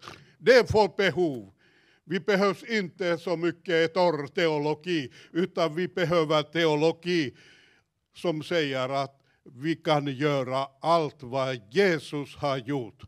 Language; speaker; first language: Swedish; non-native, fluent; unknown